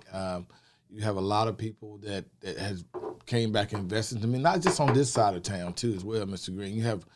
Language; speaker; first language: English; native; English